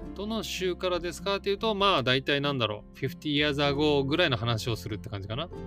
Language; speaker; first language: Japanese; native; Japanese